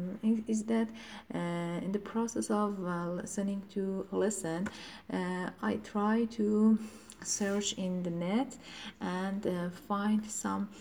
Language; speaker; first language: English; non-native, learner; Persian